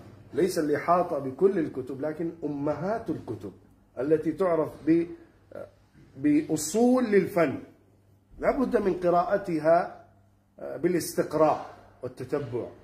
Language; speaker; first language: Arabic; non-native, fluent; Urdu